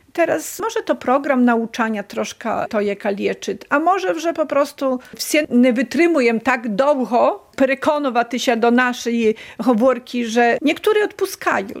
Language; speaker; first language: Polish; non-native, local second language; Belarusian